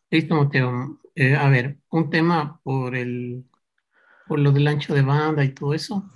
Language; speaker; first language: Spanish; native; Spanish